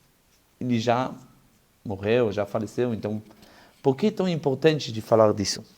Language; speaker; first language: Portuguese; non-native, fluent; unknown